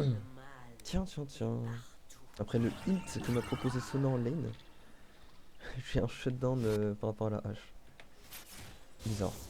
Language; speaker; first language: French; native; French